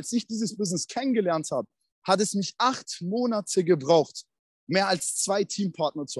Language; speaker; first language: German; native; German